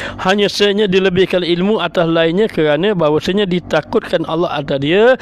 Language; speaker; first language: Malay; native; Malay